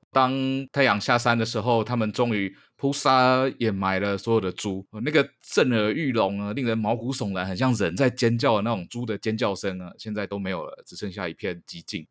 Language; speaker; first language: Chinese; native; Chinese